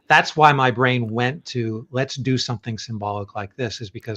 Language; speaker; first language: English; native; English